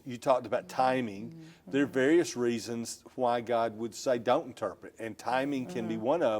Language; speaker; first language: English; native; English